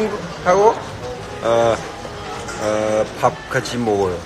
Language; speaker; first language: Korean; non-native, learner; Cantonese